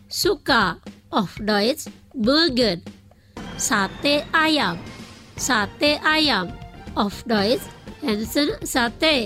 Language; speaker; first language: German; non-native, fluent; Indonesian